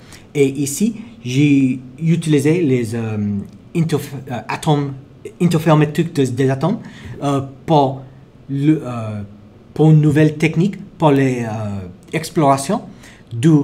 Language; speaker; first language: French; non-native, learner; English